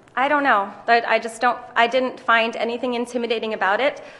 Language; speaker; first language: English; native; English